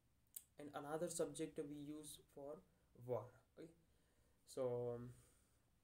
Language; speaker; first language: English; non-native, learner; Hindi